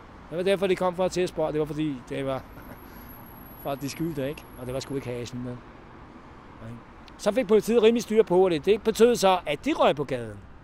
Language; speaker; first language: Danish; non-native, fluent; Hungarian